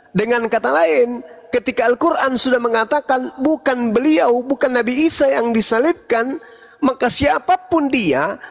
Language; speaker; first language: Indonesian; native; Indonesian